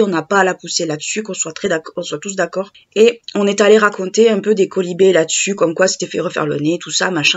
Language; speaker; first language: French; native; French